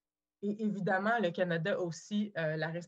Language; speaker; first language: French; native; French